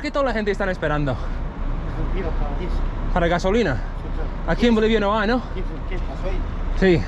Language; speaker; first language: Spanish; non-native, fluent; English